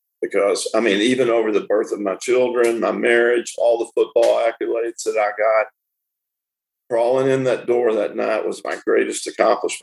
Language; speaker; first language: English; native; English